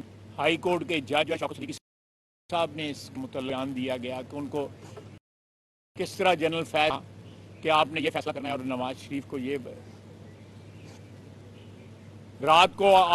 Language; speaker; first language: Urdu; non-native, local second language; Punjabi